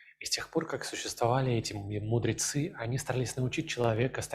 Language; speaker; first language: Russian; native; Russian